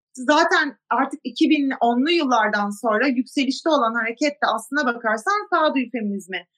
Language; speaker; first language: Turkish; native; Turkish